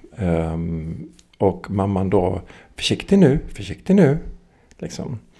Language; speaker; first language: Swedish; early bilingual, other home language; English